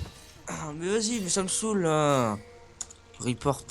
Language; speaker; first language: French; native; French